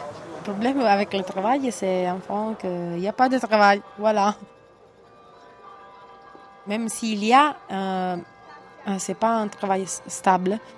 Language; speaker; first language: French; non-native, fluent; Italian